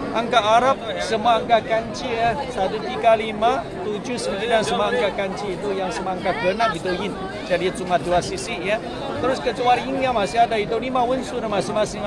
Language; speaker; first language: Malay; non-native, fluent; Chinese